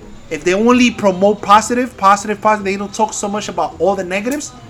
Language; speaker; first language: English; early bilingual, other home language; Spanish